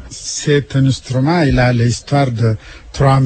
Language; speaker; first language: French; non-native, learner; Amharic